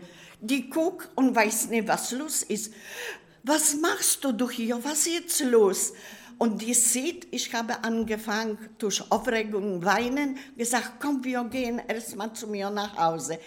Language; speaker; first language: German; non-native, learner; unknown